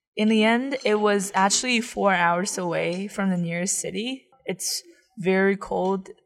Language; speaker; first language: English; non-native, fluent; Chinese